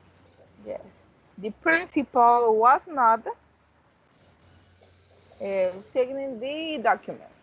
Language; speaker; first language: English; non-native, learner; Spanish